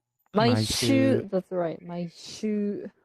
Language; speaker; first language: English; non-native, learner; Japanese